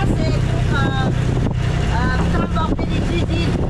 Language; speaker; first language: French; non-native, learner; Vietnamese